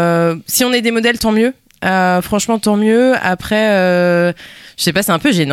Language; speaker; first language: French; early bilingual, other home language; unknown